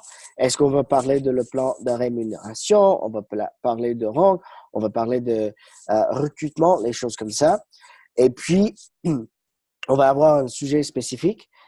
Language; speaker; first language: French; non-native, fluent; English